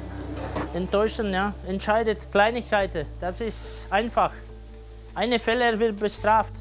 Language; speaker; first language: German; non-native, learner; Dutch